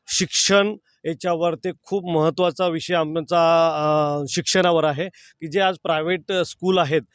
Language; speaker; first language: Marathi; native; Marathi